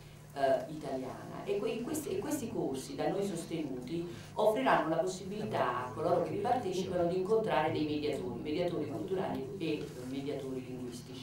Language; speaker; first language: Italian; native; Italian